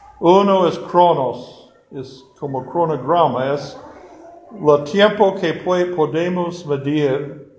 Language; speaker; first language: Spanish; non-native, fluent; English